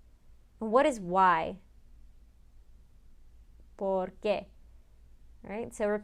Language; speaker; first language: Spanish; early bilingual, heritage; Spanish